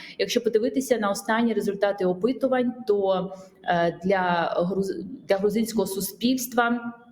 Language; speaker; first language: Ukrainian; non-native, fluent; Georgian